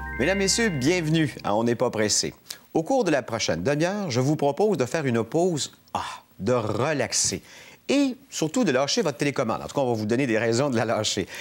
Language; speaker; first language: French; native; French